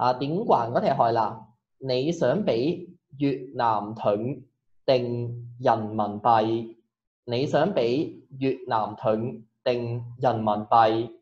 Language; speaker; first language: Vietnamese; non-native, fluent; Cantonese